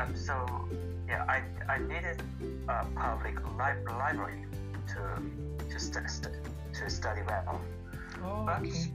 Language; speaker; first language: English; non-native, learner; Korean